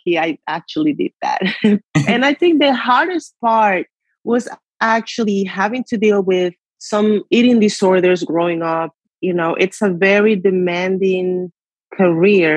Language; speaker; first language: English; non-native, fluent; Spanish